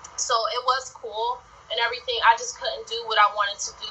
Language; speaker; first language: English; native; English